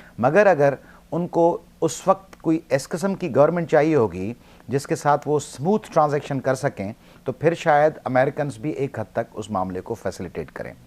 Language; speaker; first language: Urdu; non-native, local second language; Sindhi